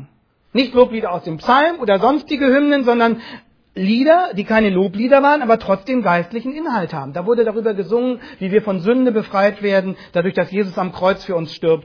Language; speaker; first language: German; native; German